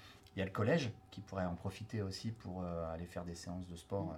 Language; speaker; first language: French; native; French